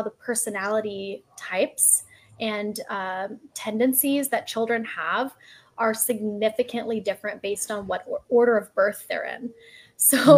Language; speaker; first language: English; native; English